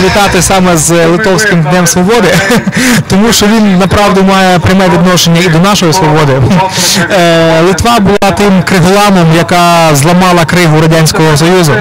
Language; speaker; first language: Ukrainian; native; Ukrainian